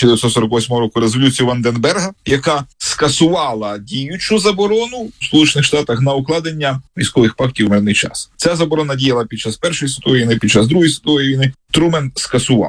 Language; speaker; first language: Ukrainian; native; Ukrainian